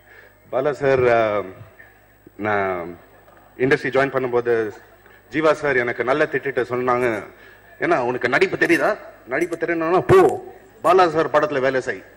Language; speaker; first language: Tamil; non-native, fluent; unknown